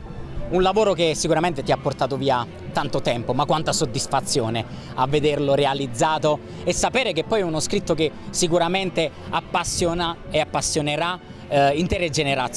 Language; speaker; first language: Italian; native; Italian